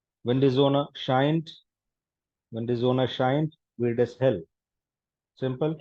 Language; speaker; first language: German; non-native, fluent; Hindi